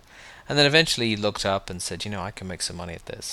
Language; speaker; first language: English; native; English